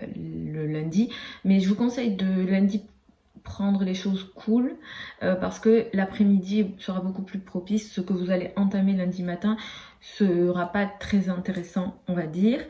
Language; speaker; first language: French; native; French